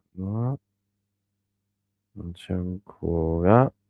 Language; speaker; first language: Italian; native; Italian